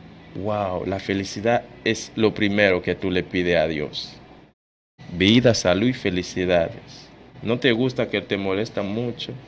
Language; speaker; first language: Spanish; non-native, fluent; Haitian Creole